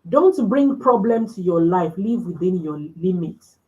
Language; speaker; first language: English; non-native, local second language; Yoruba